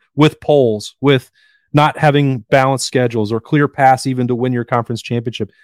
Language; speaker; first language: English; native; English